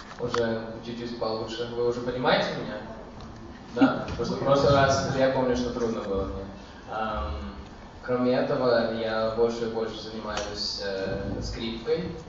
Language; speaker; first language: Russian; early bilingual, heritage; Russian